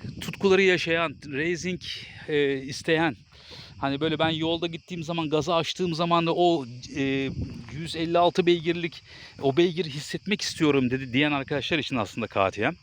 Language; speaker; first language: Turkish; native; Turkish